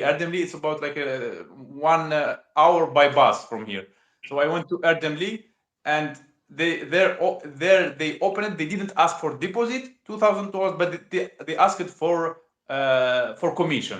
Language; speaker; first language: English; non-native, learner; Russian